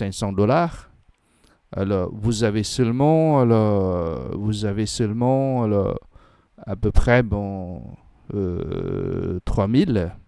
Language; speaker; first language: French; non-native, fluent; Khmer